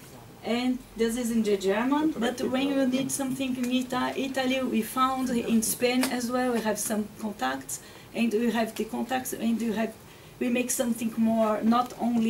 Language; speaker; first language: English; non-native, learner; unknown